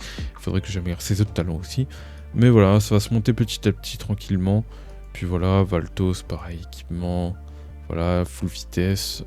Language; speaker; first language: French; native; French